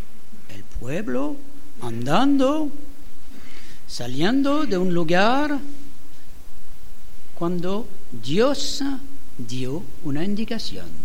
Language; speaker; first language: Spanish; non-native, learner; French